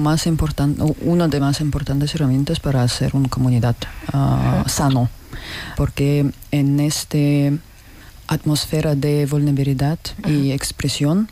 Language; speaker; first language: Spanish; non-native, learner; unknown